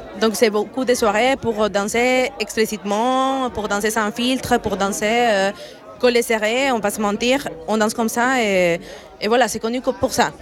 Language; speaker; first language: French; non-native, fluent; Spanish